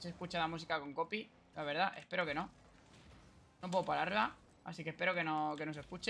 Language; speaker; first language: Spanish; native; Spanish